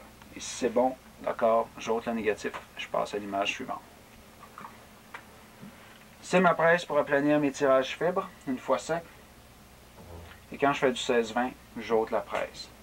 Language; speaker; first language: French; native; French